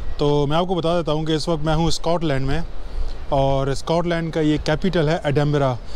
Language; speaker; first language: Urdu; native; Urdu